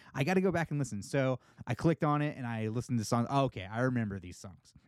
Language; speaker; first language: English; native; English